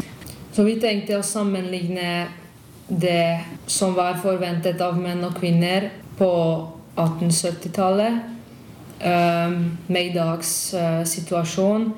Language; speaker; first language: Norwegian; non-native, fluent; Hungarian